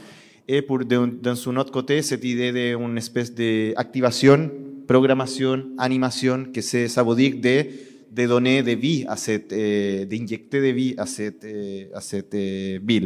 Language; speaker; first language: French; non-native, learner; Spanish